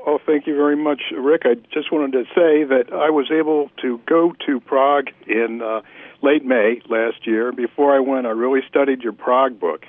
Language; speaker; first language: English; native; English